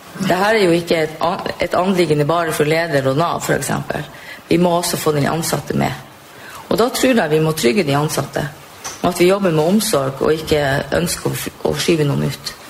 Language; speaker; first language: Norwegian; native; Norwegian